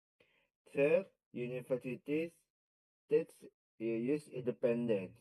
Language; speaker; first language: English; non-native, learner; Indonesian